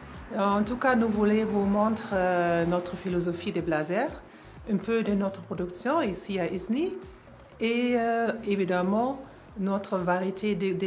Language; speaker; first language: French; non-native, fluent; German